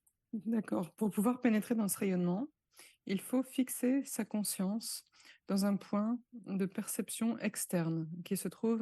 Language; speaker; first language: French; native; French